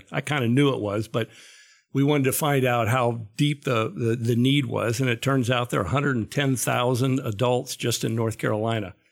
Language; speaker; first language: English; native; English